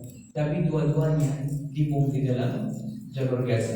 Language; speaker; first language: Indonesian; non-native, fluent; Arabic